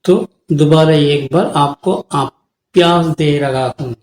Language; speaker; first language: Hindi; non-native, local second language; Tamil